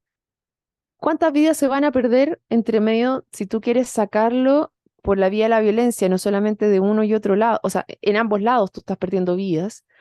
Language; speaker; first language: Spanish; native; Spanish